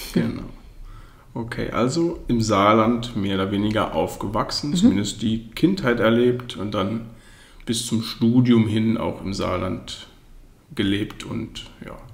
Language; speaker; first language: German; native; German